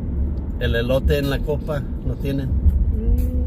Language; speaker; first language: Spanish; early bilingual, heritage; English